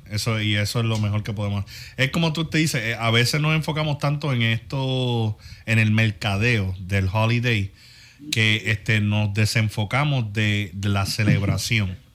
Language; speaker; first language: Spanish; early bilingual, heritage; Spanish